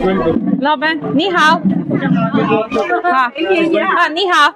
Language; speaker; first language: Chinese; non-native, learner; Tamil